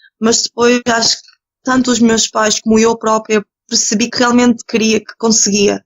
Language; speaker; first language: Portuguese; early bilingual, other home language; Ukrainian